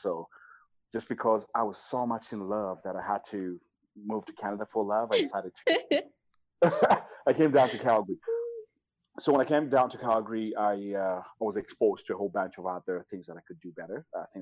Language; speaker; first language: English; non-native, local second language; Kinyarwanda